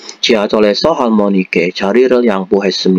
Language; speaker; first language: Korean; non-native, fluent; Indonesian